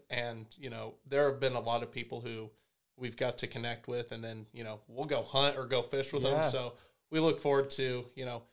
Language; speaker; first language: English; native; English